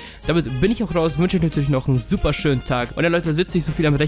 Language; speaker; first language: German; native; German